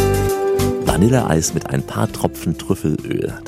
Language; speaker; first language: German; native; German